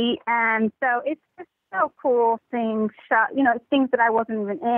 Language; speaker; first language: English; native; English